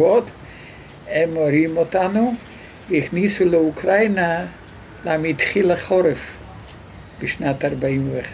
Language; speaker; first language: Hebrew; non-native, fluent; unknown